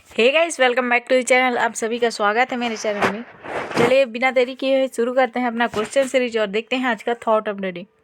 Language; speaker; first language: Hindi; native; Hindi